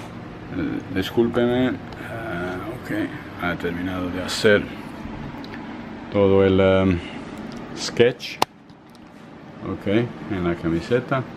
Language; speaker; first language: Spanish; non-native, fluent; Portuguese